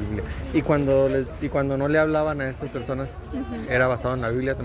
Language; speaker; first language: Spanish; native; Spanish